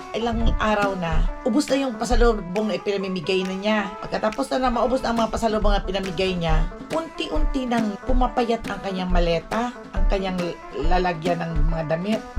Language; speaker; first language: Filipino; non-native, local second language; Aklanon